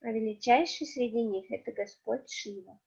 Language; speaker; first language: Russian; native; Russian